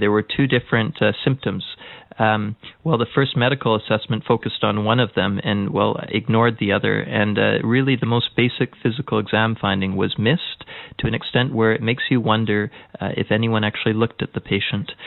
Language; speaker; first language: English; native; English